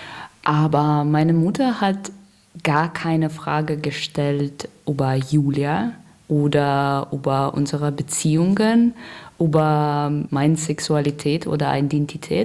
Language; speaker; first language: German; non-native, fluent; Russian